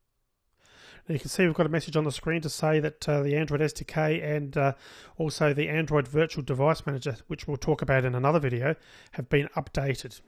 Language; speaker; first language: English; native; English